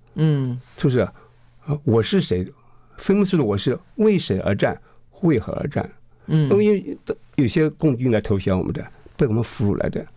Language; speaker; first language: Chinese; early bilingual, heritage; Chinese